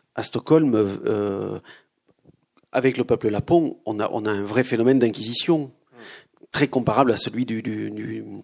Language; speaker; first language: French; native; French